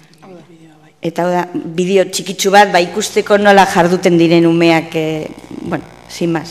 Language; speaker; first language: Basque; native; Basque